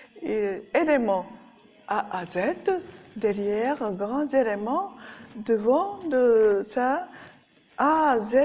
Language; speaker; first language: French; non-native, learner; Japanese